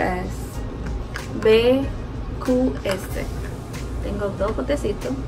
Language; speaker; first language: Spanish; early bilingual, heritage; Spanish